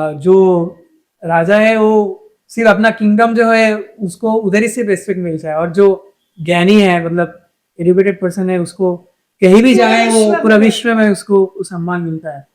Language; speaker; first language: Hindi; non-native, local second language; Bangla